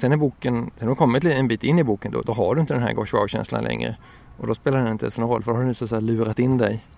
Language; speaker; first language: Swedish; native; Swedish